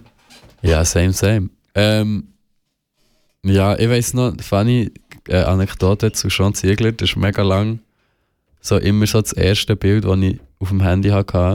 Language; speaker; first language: German; native; German